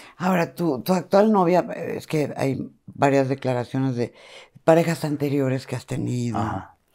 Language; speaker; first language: Spanish; native; Spanish